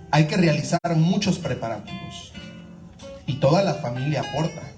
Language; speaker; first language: Spanish; native; Spanish